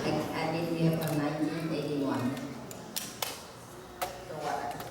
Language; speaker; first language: English; non-native, learner; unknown